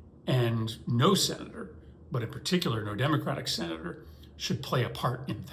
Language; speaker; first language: English; native; English